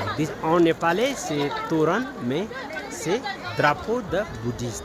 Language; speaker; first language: French; non-native, learner; Nepali